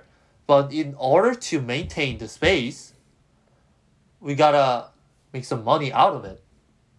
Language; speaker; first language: English; non-native, fluent; Korean